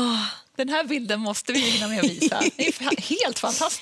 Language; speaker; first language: Swedish; native; Swedish